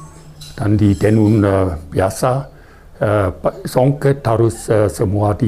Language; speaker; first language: Indonesian; non-native, fluent; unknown